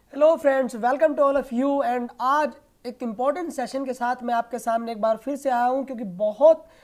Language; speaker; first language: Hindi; non-native, local second language; Punjabi